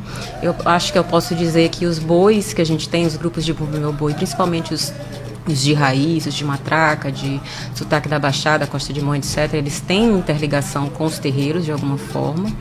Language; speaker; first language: Portuguese; native; Portuguese